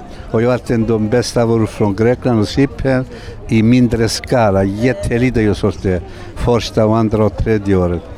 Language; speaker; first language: Swedish; non-native, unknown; Greek